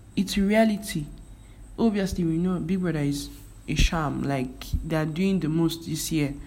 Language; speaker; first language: English; non-native, local second language; Igbo